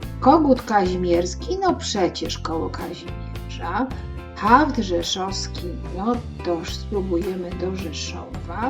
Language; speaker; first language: Polish; native; Polish